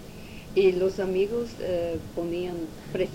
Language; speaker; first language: Spanish; non-native, learner; English